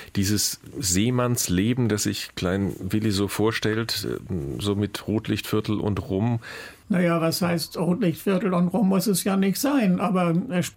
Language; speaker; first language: German; native; German